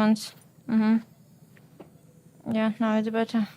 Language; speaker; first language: English; non-native, learner; Ukrainian